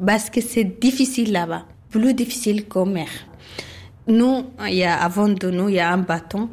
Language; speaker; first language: French; non-native, learner; Arabic